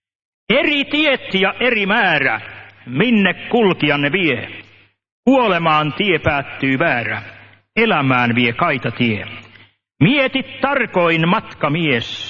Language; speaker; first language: Finnish; native; Finnish